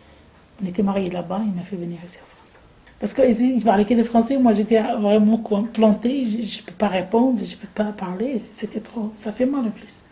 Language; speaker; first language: French; non-native, local second language; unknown